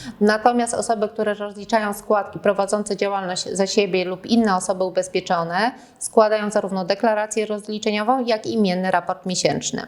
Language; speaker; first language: Polish; native; Polish